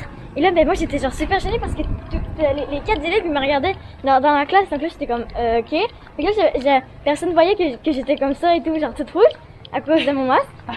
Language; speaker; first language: French; native; French